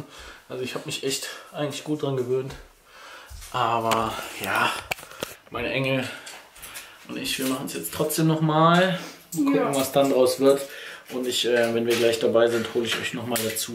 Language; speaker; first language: German; native; German